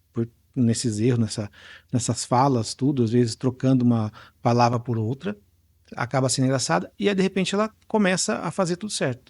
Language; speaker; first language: Portuguese; native; Portuguese